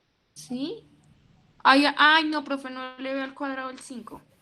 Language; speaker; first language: Spanish; native; Spanish